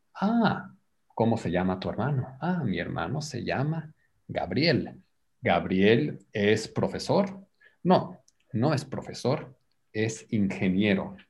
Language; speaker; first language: Spanish; native; Spanish